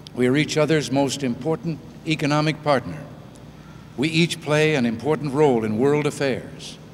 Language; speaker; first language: English; native; English